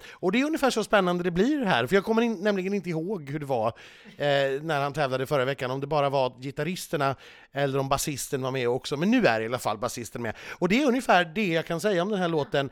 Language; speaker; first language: Swedish; native; Swedish